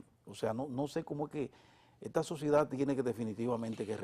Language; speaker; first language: Spanish; native; Spanish